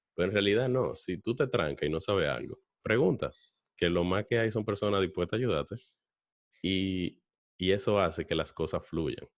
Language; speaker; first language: Spanish; native; Spanish